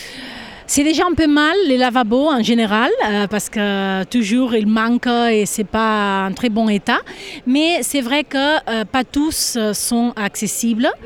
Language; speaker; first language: French; non-native, fluent; Catalan